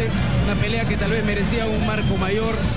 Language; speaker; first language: Spanish; native; Spanish